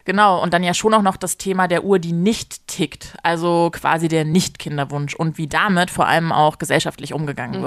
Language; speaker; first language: German; native; German